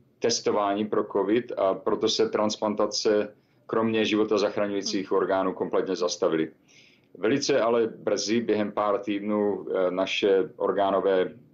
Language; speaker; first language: Czech; native; Czech